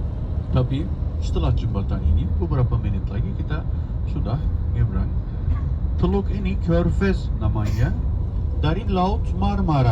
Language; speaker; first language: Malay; non-native, fluent; Turkish